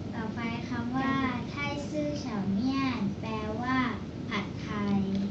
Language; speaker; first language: Thai; native; Thai